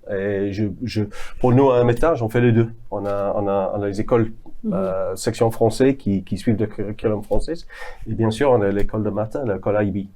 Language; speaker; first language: French; non-native, fluent; English